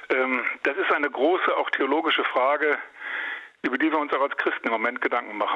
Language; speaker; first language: German; native; German